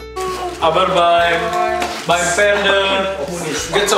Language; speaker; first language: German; non-native, learner; Indonesian